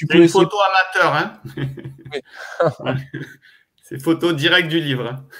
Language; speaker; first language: French; native; French